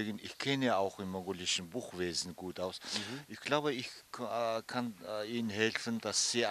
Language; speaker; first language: German; non-native, fluent; Mongolian